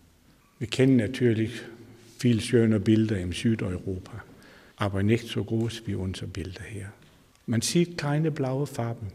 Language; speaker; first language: German; non-native, learner; Danish